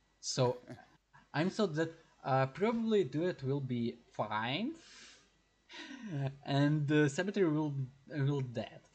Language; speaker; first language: English; non-native, learner; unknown